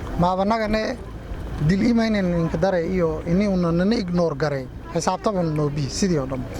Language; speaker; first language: Somali; non-native, local second language; Maay